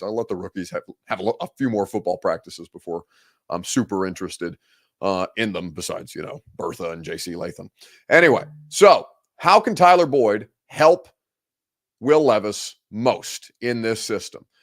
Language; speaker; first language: English; native; English